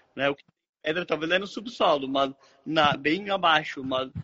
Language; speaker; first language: Portuguese; native; Portuguese